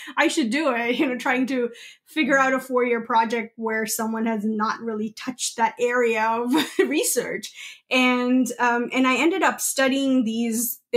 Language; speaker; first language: English; non-native, local second language; Gujarati